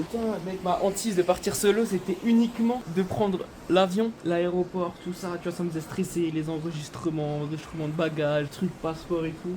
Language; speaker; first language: French; native; French